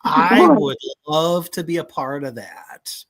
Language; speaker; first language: English; native; English